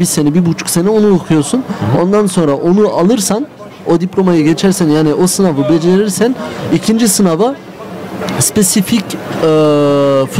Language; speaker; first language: Turkish; early bilingual, heritage; Turkish